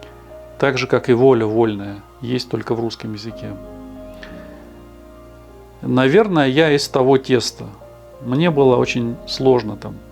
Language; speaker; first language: Russian; native; Russian